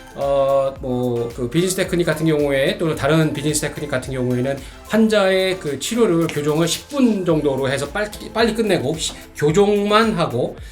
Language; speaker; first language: Korean; native; Korean